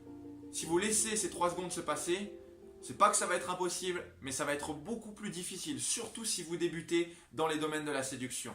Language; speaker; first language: French; native; French